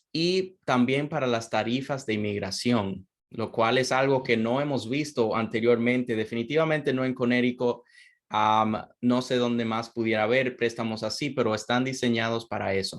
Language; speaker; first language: Spanish; non-native, fluent; English